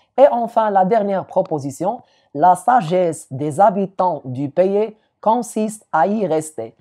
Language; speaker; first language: French; non-native, local second language; Arabic